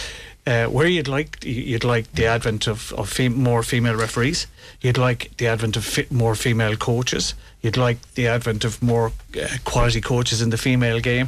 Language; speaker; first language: English; native; English